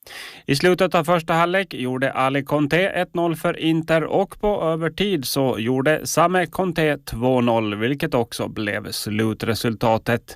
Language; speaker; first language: Swedish; native; Swedish